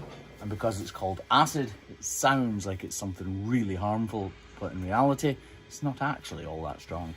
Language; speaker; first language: English; native; English